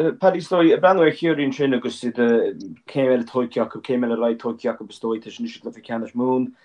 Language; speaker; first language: Irish; native; Irish